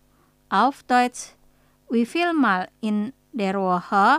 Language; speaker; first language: German; non-native, fluent; Indonesian